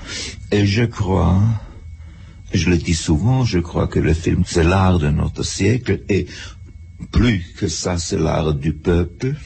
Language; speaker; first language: French; non-native, fluent; German